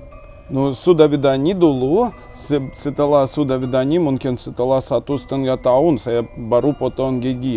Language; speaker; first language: Indonesian; non-native, learner; Russian